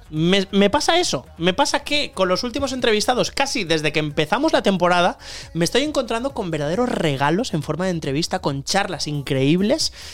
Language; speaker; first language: Spanish; native; Spanish